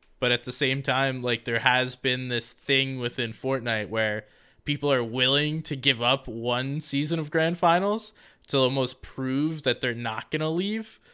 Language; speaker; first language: English; native; English